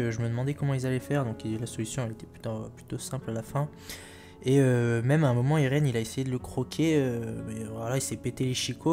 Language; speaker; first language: French; native; French